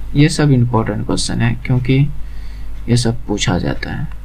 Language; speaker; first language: Hindi; native; Hindi